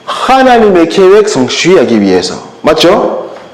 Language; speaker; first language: Korean; non-native, learner; French